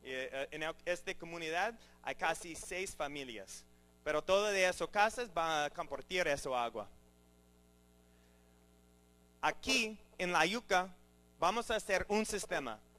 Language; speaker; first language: Spanish; non-native, learner; English